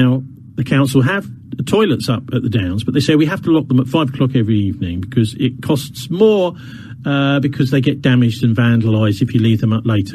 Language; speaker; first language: English; native; English